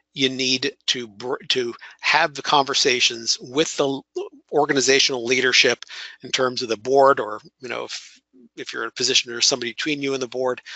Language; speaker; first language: English; native; English